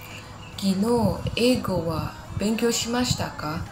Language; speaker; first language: Japanese; non-native, learner; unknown